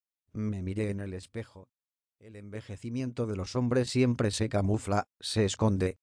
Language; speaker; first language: Spanish; native; Spanish